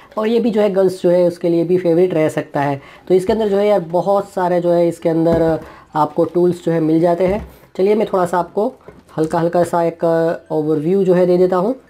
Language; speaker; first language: Hindi; non-native, local second language; Gujarati